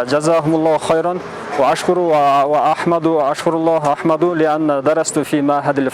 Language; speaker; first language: Arabic; non-native, fluent; Kyrgyz